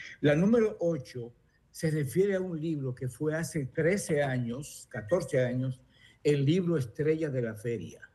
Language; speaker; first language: Spanish; native; Spanish